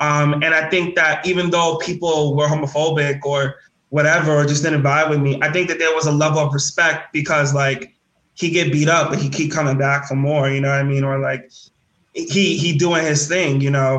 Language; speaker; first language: English; native; English